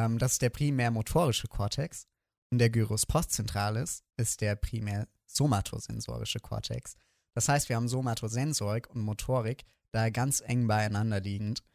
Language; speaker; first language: German; native; German